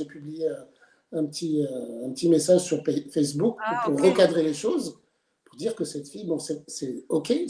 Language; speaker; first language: French; native; French